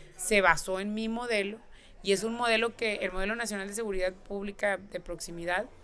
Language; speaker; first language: Spanish; native; Spanish